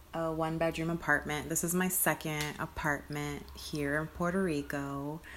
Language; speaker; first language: English; early bilingual, other home language; Spanish